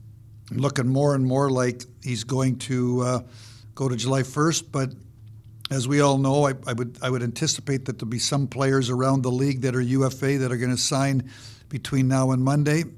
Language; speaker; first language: English; native; English